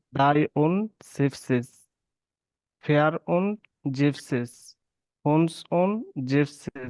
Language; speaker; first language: German; non-native, learner; Bangla